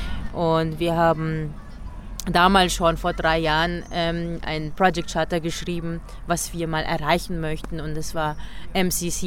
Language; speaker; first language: German; early bilingual, other home language; Filipino